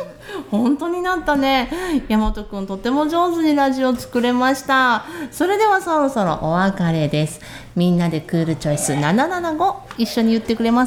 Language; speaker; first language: Japanese; native; Japanese